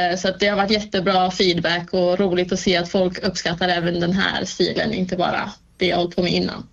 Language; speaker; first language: Swedish; native; Swedish